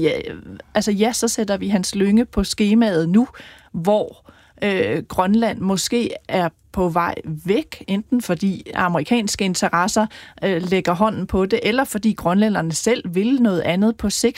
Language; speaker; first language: Danish; native; Danish